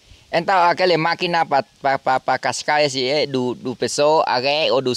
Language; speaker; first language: Portuguese; non-native, learner; Vietnamese